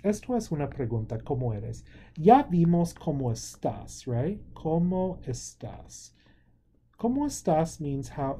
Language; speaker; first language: Spanish; non-native, fluent; English